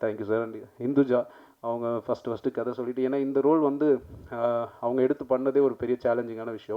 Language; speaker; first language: Tamil; native; Tamil